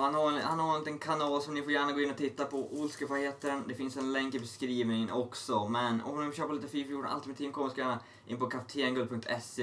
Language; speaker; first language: Swedish; native; Swedish